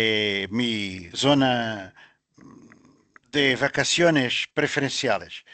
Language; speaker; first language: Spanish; non-native, learner; Portuguese